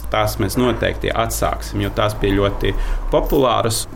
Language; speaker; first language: Latvian; non-native, fluent; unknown